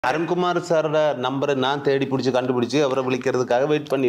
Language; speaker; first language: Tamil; non-native, learner; Malayalam